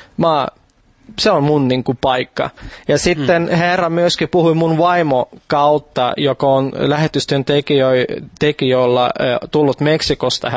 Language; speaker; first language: Finnish; non-native, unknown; Russian